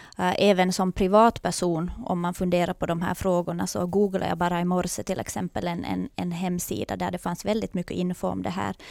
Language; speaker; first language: Swedish; native; Swedish